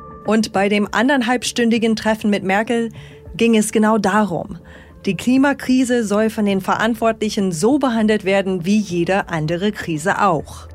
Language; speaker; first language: German; native; German